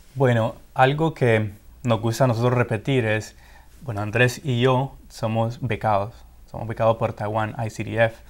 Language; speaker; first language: Spanish; native; Spanish